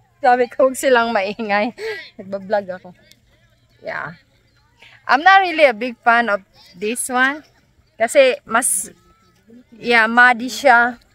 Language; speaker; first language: Filipino; native; Filipino